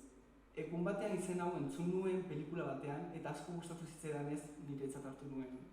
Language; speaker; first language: Basque; early bilingual, other home language; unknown